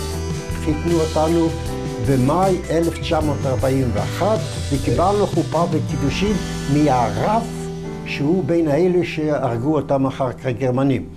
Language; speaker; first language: Hebrew; non-native, fluent; Yiddish